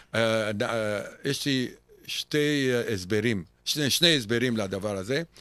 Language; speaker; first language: Hebrew; non-native, fluent; Romanian